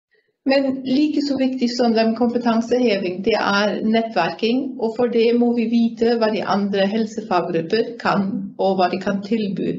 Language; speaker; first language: Norwegian; non-native, fluent; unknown